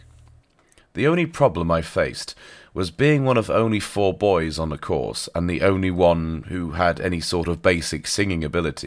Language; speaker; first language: English; native; English